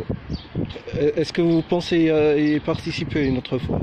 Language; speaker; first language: French; non-native, local second language; Arabic